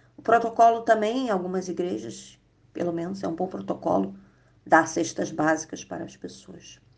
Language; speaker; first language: Portuguese; native; Portuguese